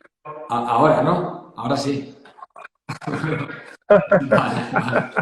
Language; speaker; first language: Spanish; native; Spanish